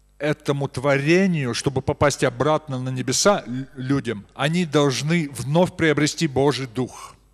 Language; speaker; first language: Russian; native; Russian